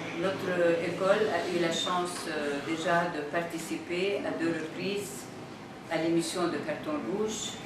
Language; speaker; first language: French; non-native, local second language; Arabic